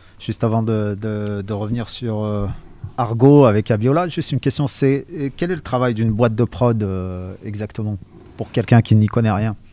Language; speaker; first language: French; native; French